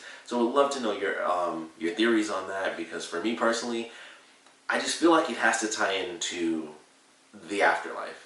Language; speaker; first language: English; native; English